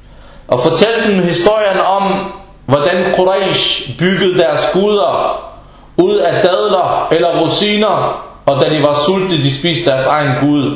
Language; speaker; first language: Danish; non-native, fluent; Arabic